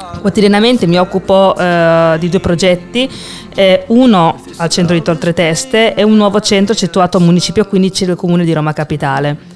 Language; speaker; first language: Italian; native; Italian